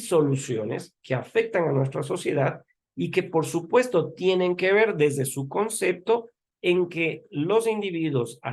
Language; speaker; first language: Spanish; native; Spanish